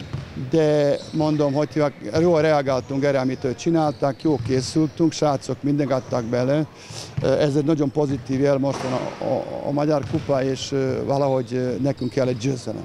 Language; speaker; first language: Hungarian; non-native, learner; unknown